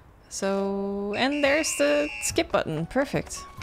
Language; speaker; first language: English; non-native, fluent; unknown